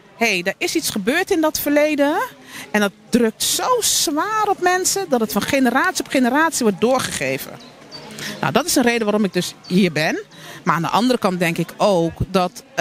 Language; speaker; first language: Dutch; native; Dutch